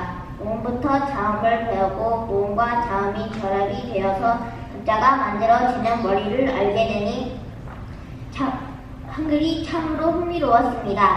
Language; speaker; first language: Korean; early bilingual, heritage; Korean